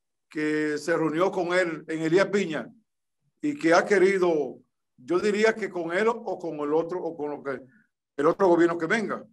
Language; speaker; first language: Spanish; native; Spanish